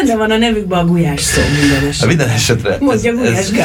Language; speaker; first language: Hungarian; native; Hungarian